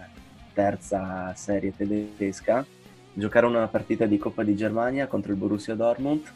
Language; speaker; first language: Italian; native; Italian